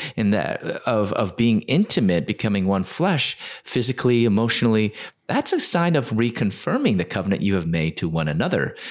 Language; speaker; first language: English; native; English